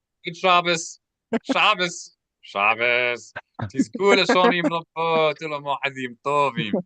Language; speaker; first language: Hebrew; non-native, fluent; English